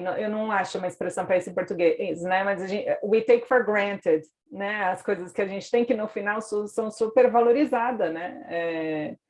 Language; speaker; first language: Portuguese; native; Portuguese